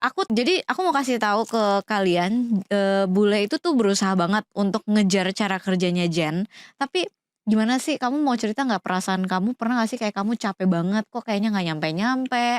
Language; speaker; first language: Indonesian; native; Indonesian